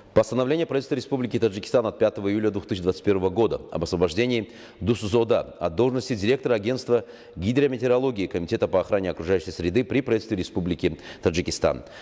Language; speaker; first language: Russian; non-native, local second language; Tajik